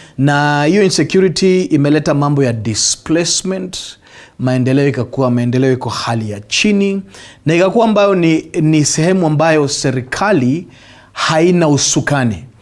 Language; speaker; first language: Swahili; non-native, local second language; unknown